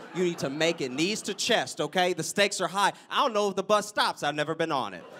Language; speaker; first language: English; native; English